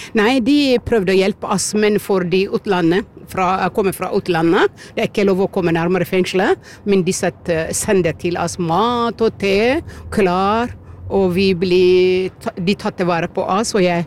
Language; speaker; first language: Norwegian; non-native, learner; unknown